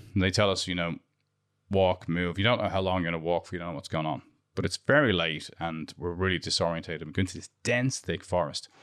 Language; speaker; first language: English; native; English